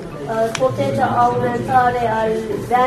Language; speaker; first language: Italian; non-native, fluent; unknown